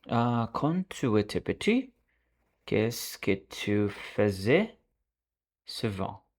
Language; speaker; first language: French; non-native, learner; Portuguese